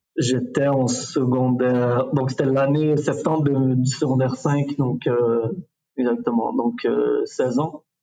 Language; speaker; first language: French; early bilingual, other home language; Arabic